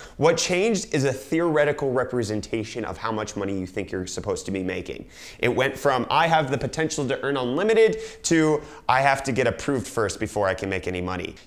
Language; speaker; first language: English; native; English